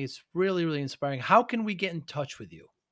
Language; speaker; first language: English; native; English